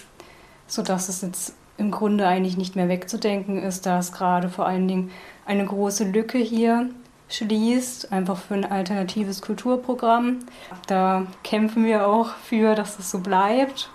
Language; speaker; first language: German; native; German